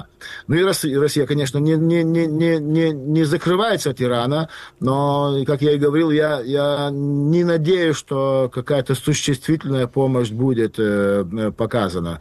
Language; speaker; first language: Russian; non-native, fluent; Lithuanian